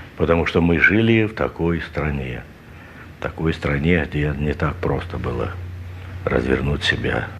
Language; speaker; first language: Russian; native; Russian